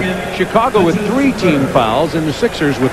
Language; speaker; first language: English; native; English